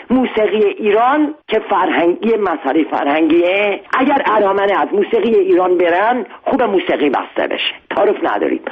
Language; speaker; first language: Persian; non-native, local second language; Armenian